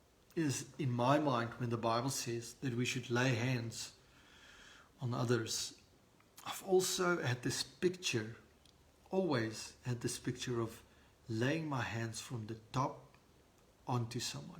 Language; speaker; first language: English; non-native, local second language; Afrikaans